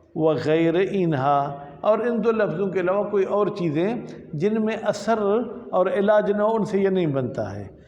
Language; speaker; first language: Urdu; non-native, local second language; Sindhi